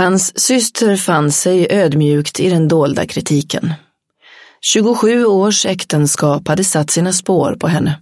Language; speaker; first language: Swedish; native; Swedish